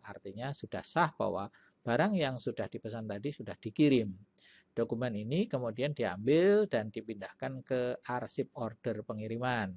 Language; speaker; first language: Indonesian; native; Indonesian